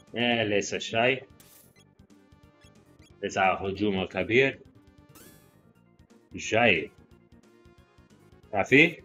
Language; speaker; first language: Arabic; non-native, learner; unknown